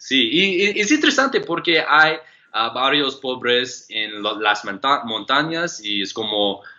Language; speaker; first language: Spanish; non-native, learner; English